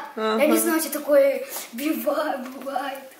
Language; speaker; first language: Russian; early bilingual, heritage; Russian